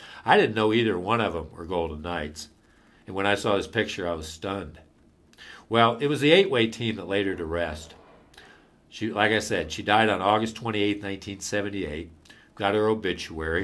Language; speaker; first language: English; native; English